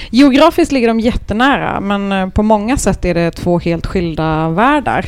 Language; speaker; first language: Swedish; early bilingual, other home language; Turkish